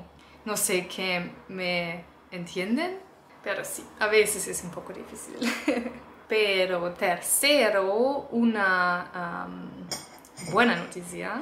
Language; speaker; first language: Spanish; non-native, learner; German